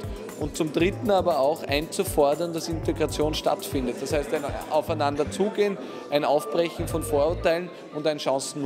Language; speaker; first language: German; native; German